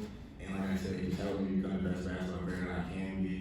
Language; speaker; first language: English; native; English